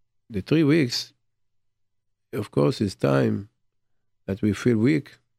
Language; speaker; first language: English; non-native, fluent; Hebrew